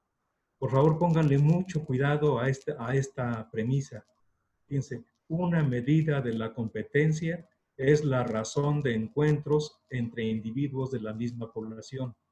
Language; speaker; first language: Spanish; native; Spanish